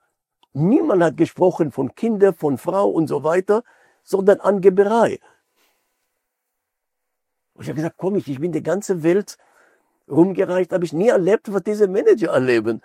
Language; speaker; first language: German; non-native, fluent; Hebrew